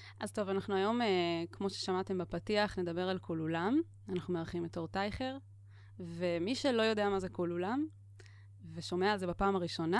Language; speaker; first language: Hebrew; native; Hebrew